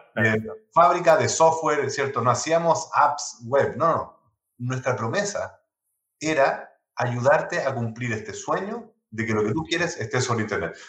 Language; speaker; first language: Spanish; non-native, local second language; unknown